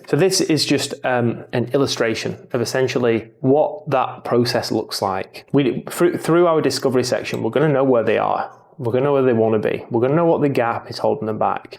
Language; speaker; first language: English; native; English